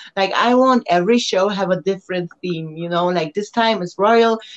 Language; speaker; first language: English; non-native, fluent; German